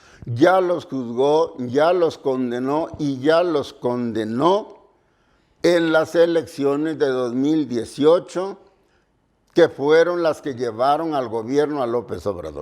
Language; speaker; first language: Spanish; native; Spanish